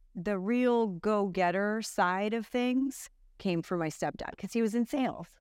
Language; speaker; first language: English; native; English